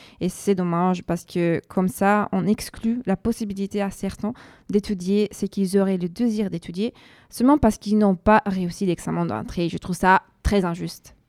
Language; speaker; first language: French; non-native, fluent; Italian